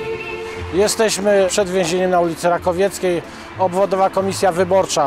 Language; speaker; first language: Polish; native; Polish